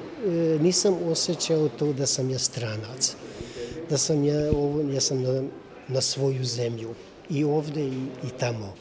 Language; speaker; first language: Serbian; non-native, local second language; Hungarian